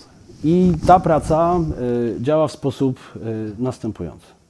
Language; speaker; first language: Polish; native; Polish